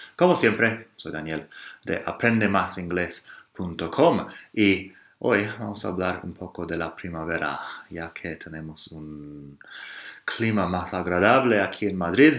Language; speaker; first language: Spanish; non-native, fluent; English